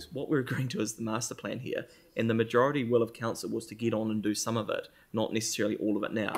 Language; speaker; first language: English; native; English